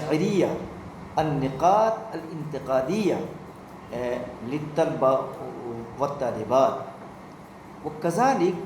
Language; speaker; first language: Arabic; non-native, fluent; Urdu